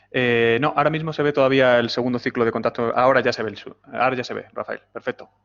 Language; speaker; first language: Spanish; native; Spanish